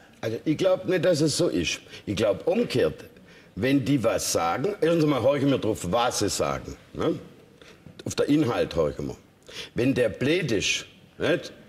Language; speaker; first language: German; native; German